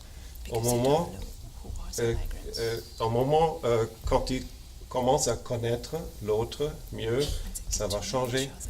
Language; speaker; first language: French; non-native, fluent; German